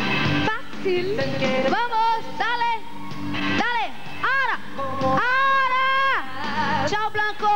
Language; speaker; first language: Spanish; non-native, fluent; Portuguese